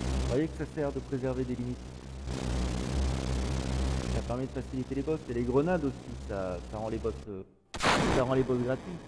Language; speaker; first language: French; native; French